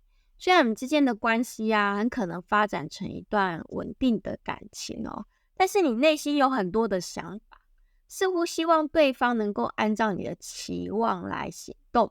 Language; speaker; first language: Chinese; native; Chinese